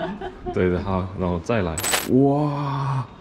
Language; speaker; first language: Chinese; non-native, fluent; Korean